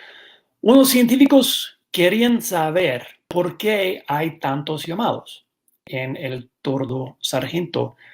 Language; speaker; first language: Spanish; non-native, fluent; English